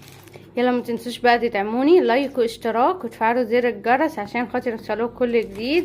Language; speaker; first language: Arabic; native; Arabic